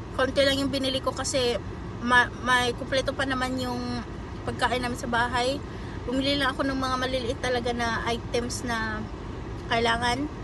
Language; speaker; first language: Filipino; native; Filipino